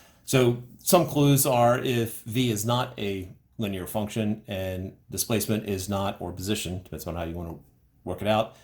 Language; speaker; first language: English; native; English